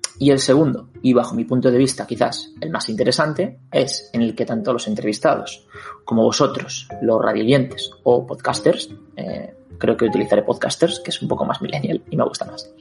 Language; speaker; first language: Spanish; native; Spanish